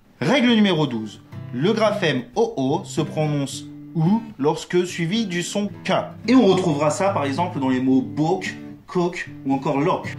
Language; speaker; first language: French; native; French